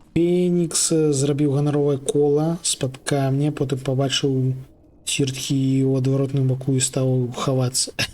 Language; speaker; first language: Belarusian; native; Belarusian